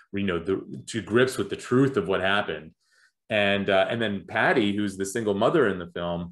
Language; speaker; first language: English; native; English